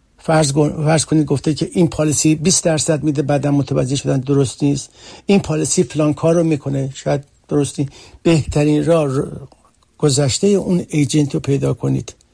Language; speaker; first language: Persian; early bilingual, heritage; Persian